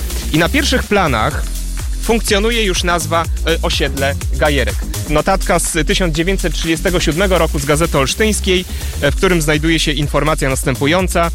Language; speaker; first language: Polish; native; Polish